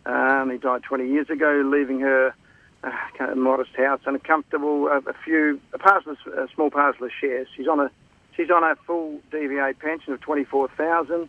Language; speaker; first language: English; native; English